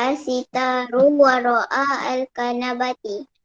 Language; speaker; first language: Arabic; non-native, learner; Malay